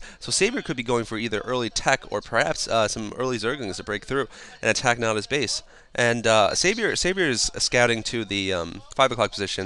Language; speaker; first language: English; native; English